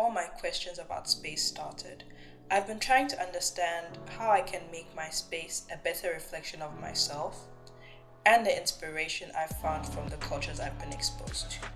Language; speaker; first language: English; non-native, local second language; Akan